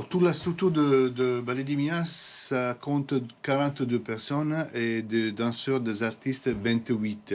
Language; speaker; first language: French; non-native, fluent; Italian